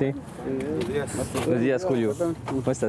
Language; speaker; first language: Spanish; non-native, fluent; French